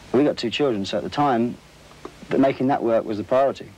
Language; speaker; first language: English; native; English